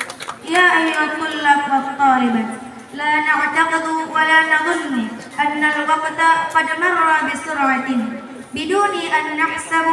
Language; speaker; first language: Arabic; non-native, learner; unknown